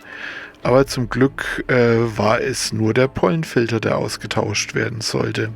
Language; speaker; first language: German; native; German